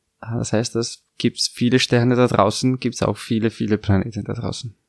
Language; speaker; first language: German; non-native, fluent; Italian